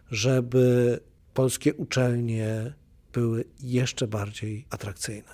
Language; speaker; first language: Polish; native; Polish